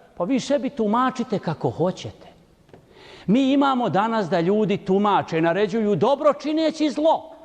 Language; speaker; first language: Bosnian; native; Bosnian